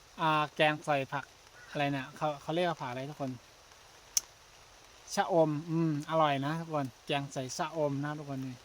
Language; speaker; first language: Thai; non-native, local second language; Shan